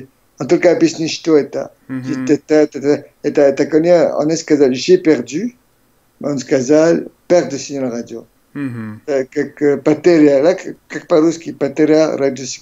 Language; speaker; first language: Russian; non-native, learner; French